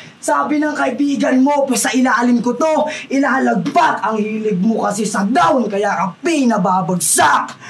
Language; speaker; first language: Filipino; native; Filipino